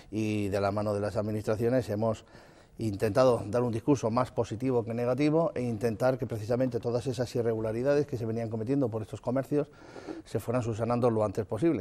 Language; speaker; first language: Spanish; native; Spanish